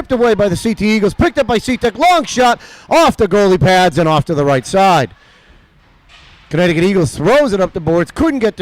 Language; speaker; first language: English; native; English